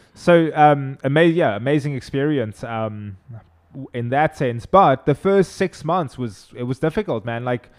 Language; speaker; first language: English; non-native, local second language; Afrikaans